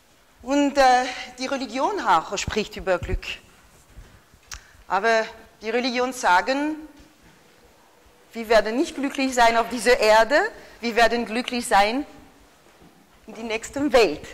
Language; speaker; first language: German; non-native, fluent; French